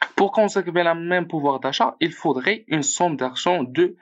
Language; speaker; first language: French; non-native, local second language; Arabic